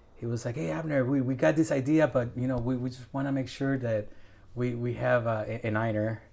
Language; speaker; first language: English; non-native, fluent; Spanish